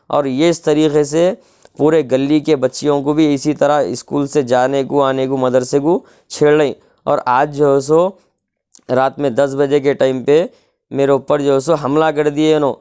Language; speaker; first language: Hindi; non-native, local second language; Urdu